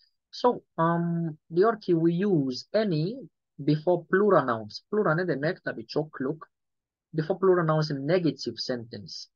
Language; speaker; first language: English; non-native, local second language; Yoruba